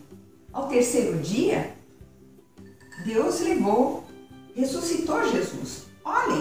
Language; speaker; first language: Portuguese; native; Portuguese